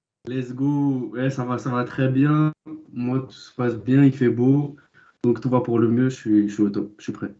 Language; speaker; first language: French; native; French